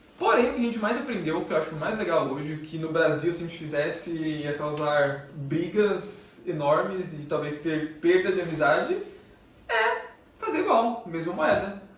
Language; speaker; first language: Portuguese; native; Portuguese